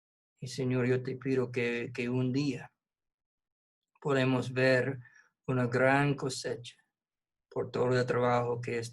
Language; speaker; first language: Spanish; non-native, fluent; English